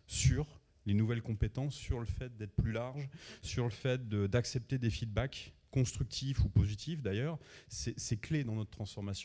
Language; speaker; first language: French; native; French